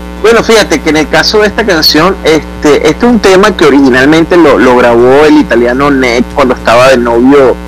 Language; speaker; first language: Spanish; native; Spanish